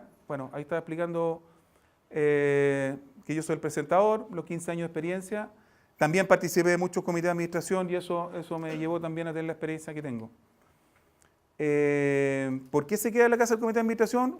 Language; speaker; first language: Spanish; native; Spanish